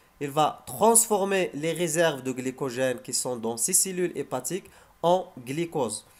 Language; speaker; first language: French; non-native, local second language; Arabic